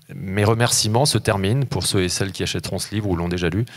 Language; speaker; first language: French; native; French